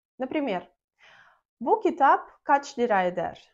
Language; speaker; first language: Turkish; non-native, fluent; Russian